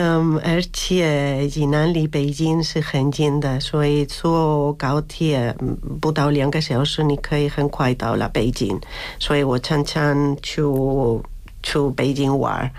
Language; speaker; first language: Chinese; non-native, fluent; Spanish